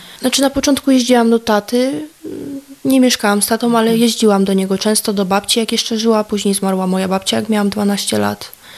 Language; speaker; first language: Polish; native; Polish